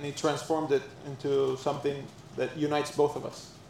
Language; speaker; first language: English; non-native, fluent; Spanish